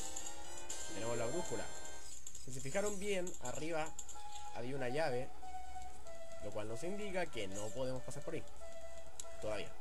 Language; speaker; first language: Spanish; native; Spanish